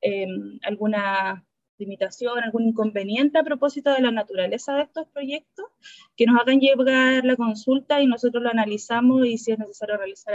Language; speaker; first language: Spanish; native; Spanish